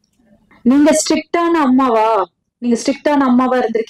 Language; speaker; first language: Tamil; native; Tamil